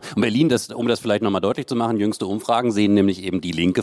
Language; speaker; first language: German; native; German